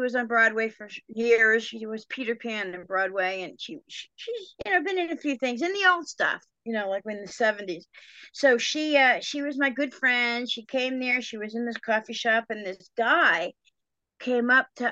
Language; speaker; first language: English; native; English